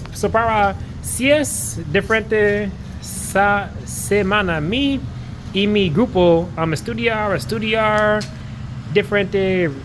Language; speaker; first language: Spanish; non-native, learner; English